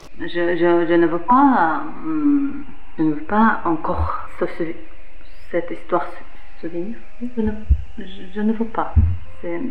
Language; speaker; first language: French; non-native, learner; Russian